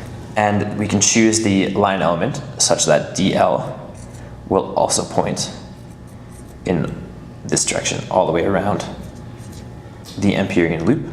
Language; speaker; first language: English; native; English